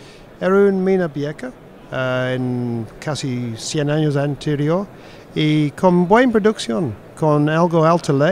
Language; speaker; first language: Spanish; non-native, fluent; English